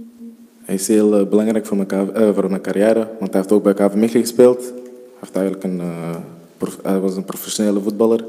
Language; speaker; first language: Dutch; early bilingual, other home language; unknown